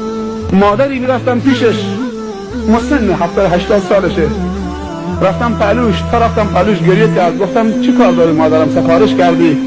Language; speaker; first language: Persian; native; Persian